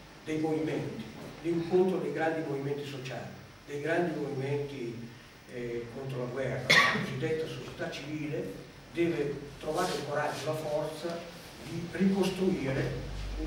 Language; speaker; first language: Italian; native; Italian